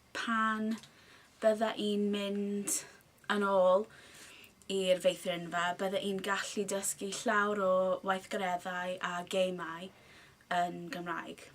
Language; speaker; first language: Welsh; non-native, learner; English